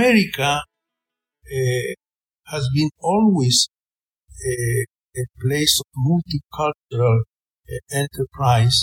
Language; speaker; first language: English; non-native, fluent; Spanish